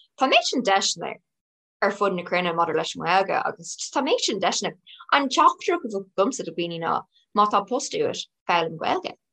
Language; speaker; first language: Irish; non-native, local second language; English